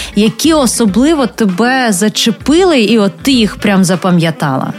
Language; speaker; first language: Ukrainian; non-native, local second language; Russian